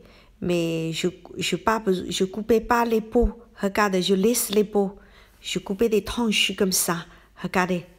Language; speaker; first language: French; non-native, learner; Chinese